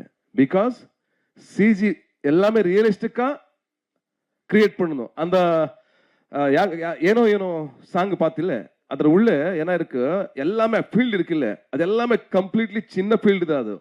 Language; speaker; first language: Tamil; non-native, learner; Kannada